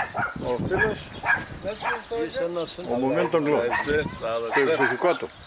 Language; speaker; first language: Greek; native; Greek